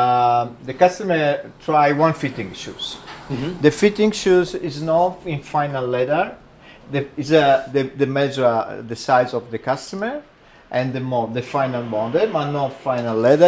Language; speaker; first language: English; non-native, learner; Italian